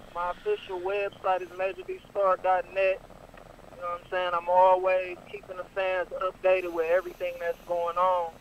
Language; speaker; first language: English; native; English